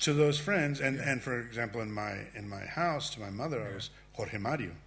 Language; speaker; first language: English; early bilingual, other home language; Spanish